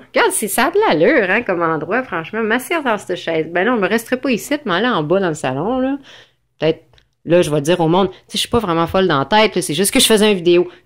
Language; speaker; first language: French; native; French